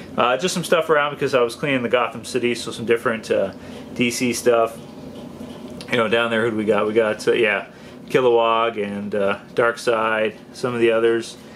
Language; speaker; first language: English; native; English